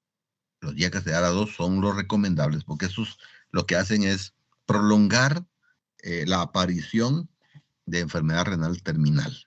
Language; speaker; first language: Spanish; native; Spanish